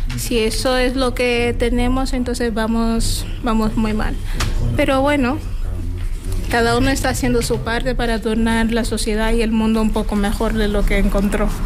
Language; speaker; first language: Spanish; non-native, fluent; Portuguese